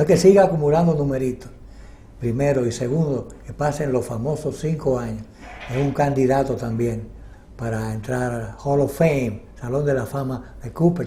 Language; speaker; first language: Spanish; native; Spanish